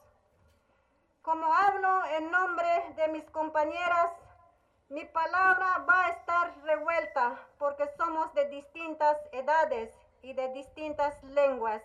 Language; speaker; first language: Spanish; non-native, local second language; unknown